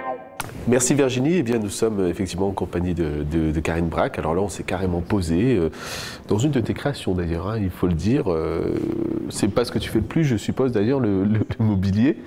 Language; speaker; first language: French; native; French